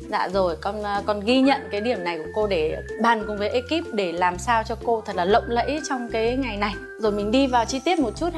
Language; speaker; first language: Vietnamese; native; Vietnamese